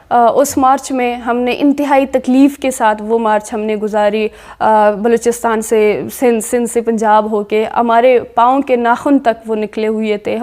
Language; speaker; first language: Urdu; non-native, local second language; Baluchi